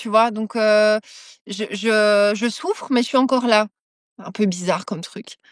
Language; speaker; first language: French; native; French